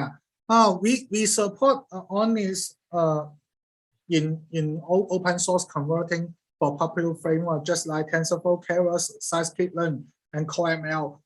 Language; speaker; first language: English; non-native, learner; Cantonese